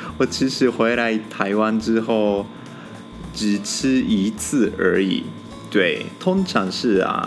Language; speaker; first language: Chinese; non-native, fluent; Japanese